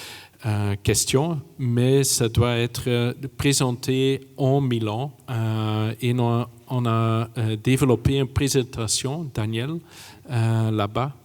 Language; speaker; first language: French; non-native, fluent; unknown